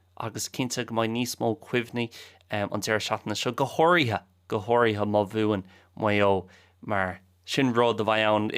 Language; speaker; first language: Irish; native; Irish